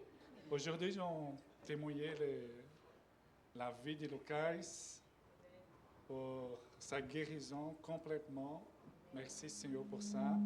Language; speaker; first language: French; non-native, learner; Portuguese